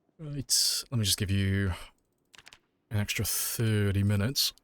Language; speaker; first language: English; native; English